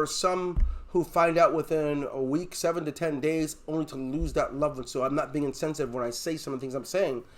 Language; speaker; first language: English; native; English